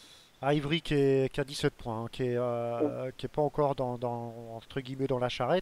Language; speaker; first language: French; native; French